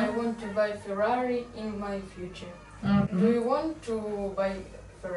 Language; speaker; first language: English; non-native, learner; Russian